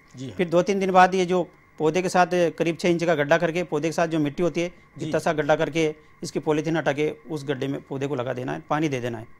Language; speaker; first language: Hindi; native; Hindi